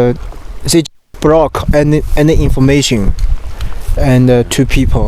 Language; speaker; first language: English; non-native, learner; Chinese